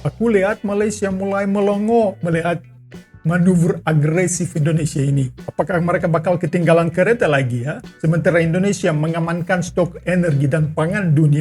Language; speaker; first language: Indonesian; non-native, fluent; Russian